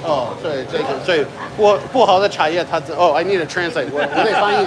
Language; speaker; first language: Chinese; non-native, fluent; English